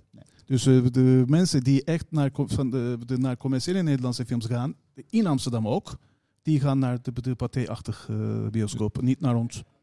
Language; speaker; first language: Dutch; non-native, fluent; Turkish